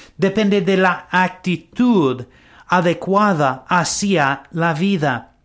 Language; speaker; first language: Spanish; non-native, learner; English